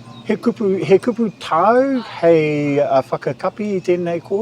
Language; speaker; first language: Māori; non-native, local second language; English